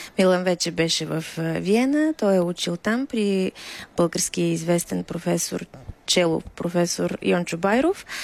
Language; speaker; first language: Bulgarian; native; Bulgarian